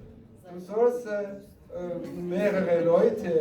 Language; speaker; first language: German; non-native, fluent; Rundi